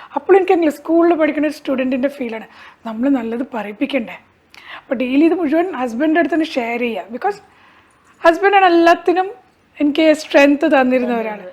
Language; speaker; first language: Malayalam; early bilingual, heritage; Malayalam